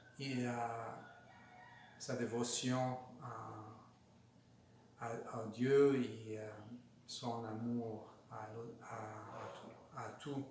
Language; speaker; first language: French; non-native, learner; Spanish